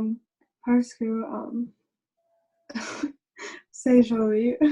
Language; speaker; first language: French; non-native, learner; English